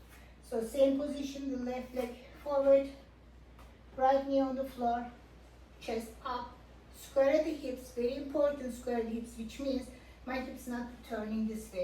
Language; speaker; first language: English; non-native, fluent; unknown